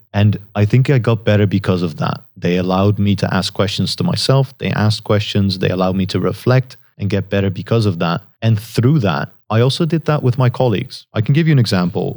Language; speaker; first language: English; non-native, fluent; Dutch